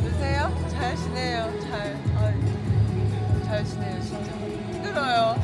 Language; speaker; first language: Korean; non-native, fluent; Indonesian